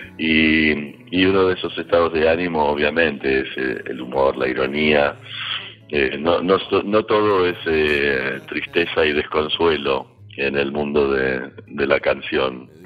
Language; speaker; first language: Spanish; early bilingual, heritage; Spanish